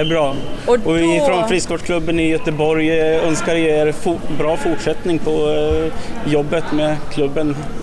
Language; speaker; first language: Swedish; native; Swedish